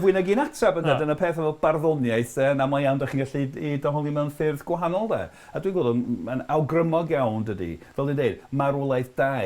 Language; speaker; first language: Welsh; non-native, fluent; English